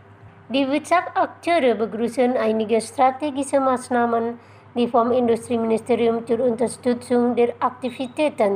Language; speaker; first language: German; non-native, fluent; Indonesian